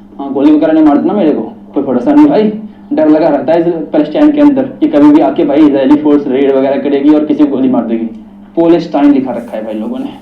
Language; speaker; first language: Hindi; native; Hindi